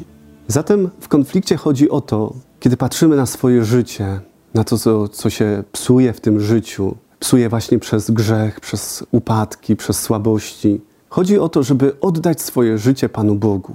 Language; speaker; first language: Polish; native; Polish